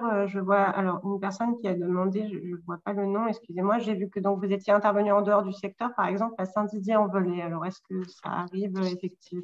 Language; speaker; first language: French; native; French